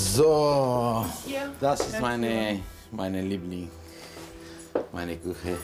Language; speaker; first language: German; non-native, learner; Romanian